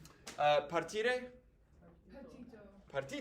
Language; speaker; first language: Italian; non-native, fluent; English